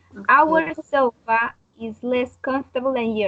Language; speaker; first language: English; non-native, learner; Spanish